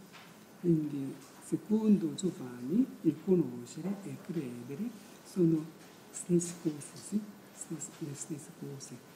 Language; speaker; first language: Italian; non-native, fluent; Korean